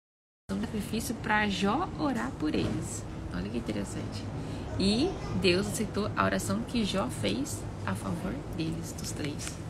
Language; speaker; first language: Portuguese; native; Portuguese